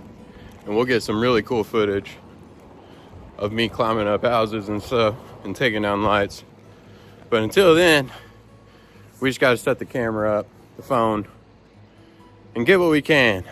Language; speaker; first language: English; native; English